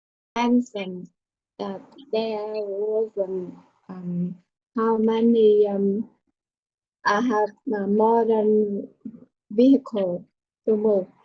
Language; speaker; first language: English; non-native, learner; Vietnamese